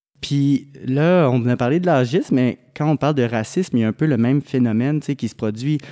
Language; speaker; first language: French; native; French